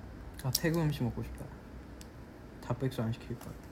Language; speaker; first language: Korean; non-native, fluent; Chinese